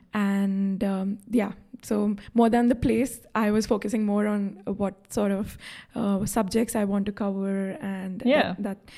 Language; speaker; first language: English; non-native, local second language; Hindi